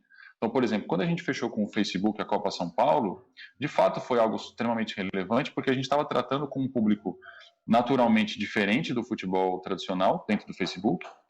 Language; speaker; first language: Portuguese; native; Portuguese